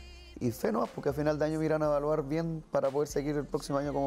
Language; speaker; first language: Spanish; native; Spanish